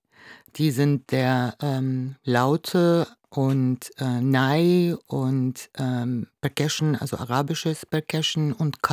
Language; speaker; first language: German; non-native, fluent; Arabic